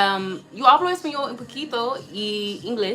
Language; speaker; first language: Spanish; non-native, learner; English